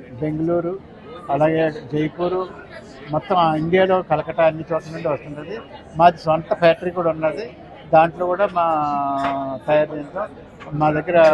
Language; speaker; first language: Telugu; native; Telugu